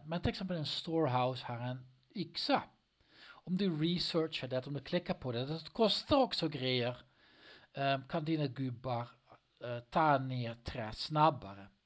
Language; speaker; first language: Swedish; non-native, learner; Dutch